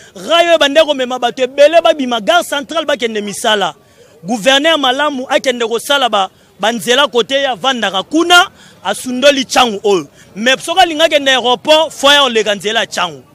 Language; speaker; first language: Lingala; native; Lingala